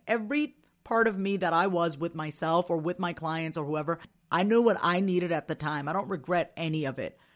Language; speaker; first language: English; early bilingual, other home language; Hindi